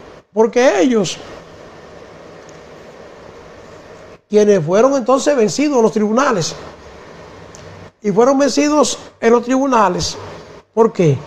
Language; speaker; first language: Spanish; native; Spanish